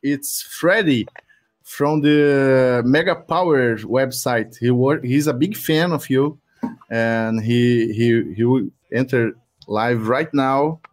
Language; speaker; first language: English; non-native, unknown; Portuguese